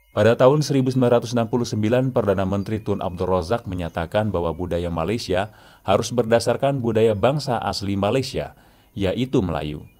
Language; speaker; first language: Indonesian; native; Indonesian